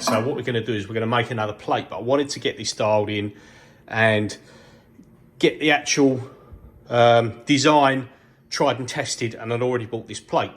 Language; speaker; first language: English; native; English